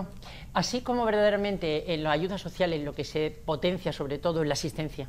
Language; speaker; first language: Spanish; native; Spanish